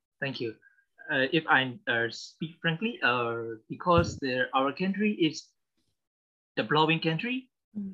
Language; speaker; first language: English; non-native, learner; Burmese